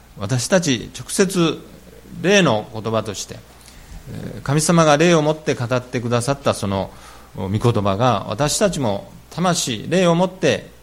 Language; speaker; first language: Japanese; native; Japanese